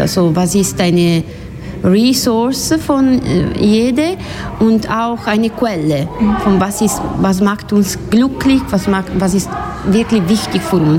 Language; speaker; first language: German; non-native, learner; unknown